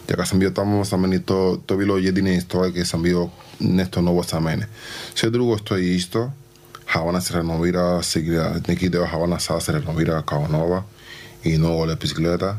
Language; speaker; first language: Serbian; non-native, learner; Spanish